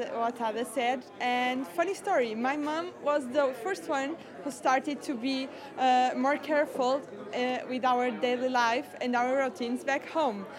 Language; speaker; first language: English; non-native, fluent; Portuguese